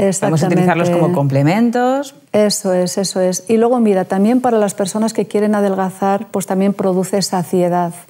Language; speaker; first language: Spanish; native; Spanish